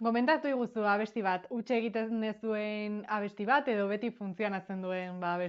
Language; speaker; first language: Basque; native; Basque